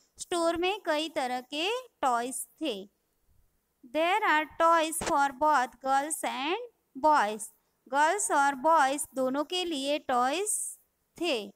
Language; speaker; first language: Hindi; non-native, local second language; Gujarati